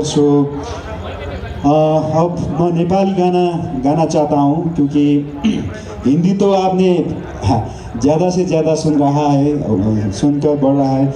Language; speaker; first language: Hindi; non-native, learner; Nepali